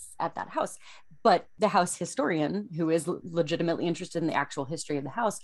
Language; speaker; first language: English; native; English